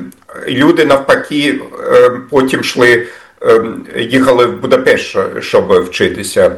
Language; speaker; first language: Ukrainian; non-native, fluent; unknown